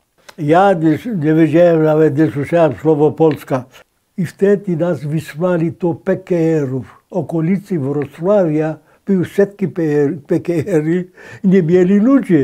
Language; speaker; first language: Polish; non-native, fluent; Greek